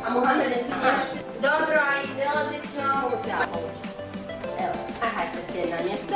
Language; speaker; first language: Bosnian; native; Bosnian